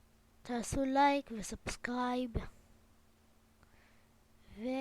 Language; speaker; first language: Hebrew; native; Hebrew